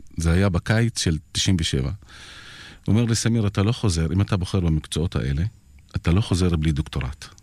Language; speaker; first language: Hebrew; non-native, local second language; Arabic